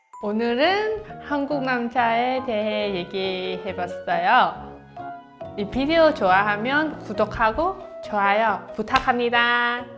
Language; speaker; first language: Korean; non-native, learner; Vietnamese